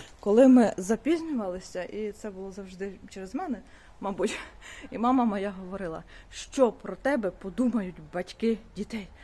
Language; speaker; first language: Ukrainian; native; Ukrainian